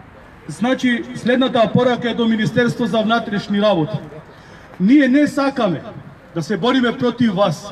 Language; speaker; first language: Macedonian; native; Macedonian